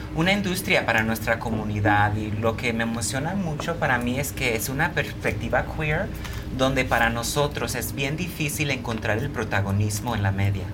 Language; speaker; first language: Spanish; early bilingual, heritage; Spanish